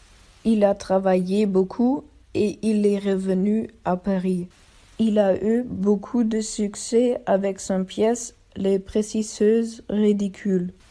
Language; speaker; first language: French; non-native, learner; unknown